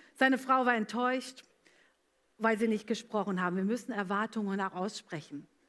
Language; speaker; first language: German; early bilingual, other home language; Italian